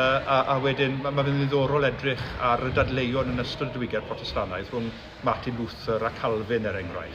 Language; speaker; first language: Welsh; native; Welsh